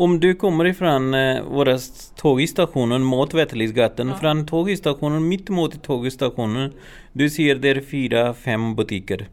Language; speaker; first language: Swedish; non-native, fluent; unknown